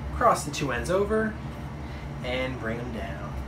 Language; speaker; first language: English; native; English